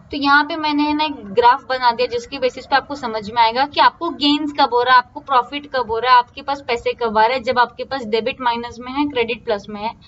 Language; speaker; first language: Hindi; non-native, local second language; Marathi